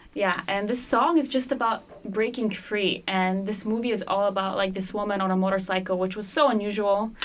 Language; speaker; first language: English; non-native, fluent; Bulgarian